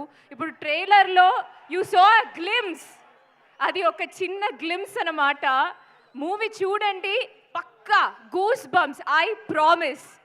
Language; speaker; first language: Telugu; non-native, fluent; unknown